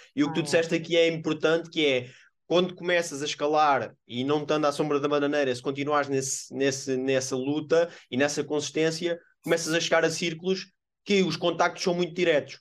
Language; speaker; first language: Portuguese; native; Portuguese